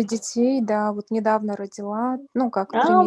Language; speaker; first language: Russian; native; Russian